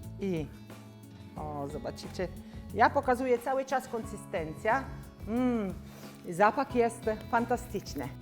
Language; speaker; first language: Polish; non-native, learner; Italian